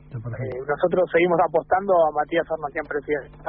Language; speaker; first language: Spanish; native; Spanish